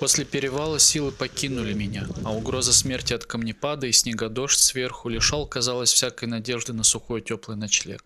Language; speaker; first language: Russian; native; Russian